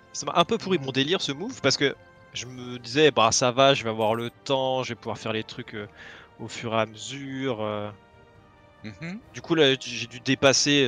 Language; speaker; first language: French; native; French